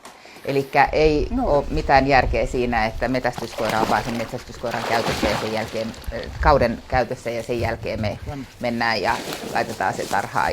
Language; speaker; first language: Finnish; native; Finnish